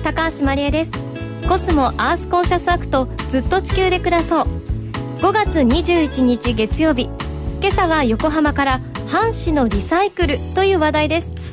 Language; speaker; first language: Japanese; native; Japanese